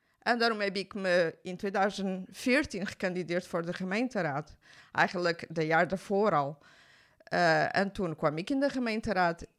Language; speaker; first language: Dutch; non-native, fluent; Portuguese